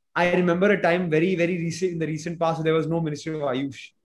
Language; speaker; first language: English; non-native, local second language; Hindi